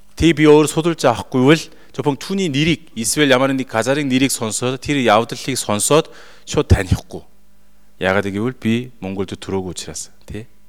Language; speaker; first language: Mongolian; non-native, fluent; Korean